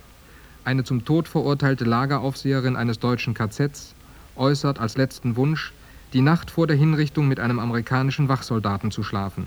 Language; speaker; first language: German; native; German